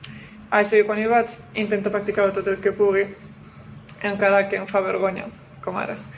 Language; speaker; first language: Catalan; non-native, local second language; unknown